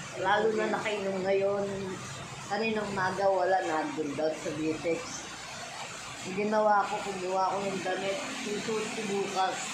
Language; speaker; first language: Filipino; non-native, local second language; Pampanga